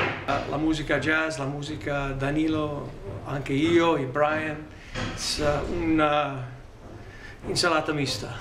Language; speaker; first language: Italian; early bilingual, heritage; English